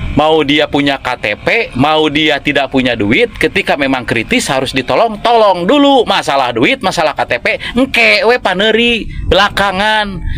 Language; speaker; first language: Indonesian; non-native, local second language; Sundanese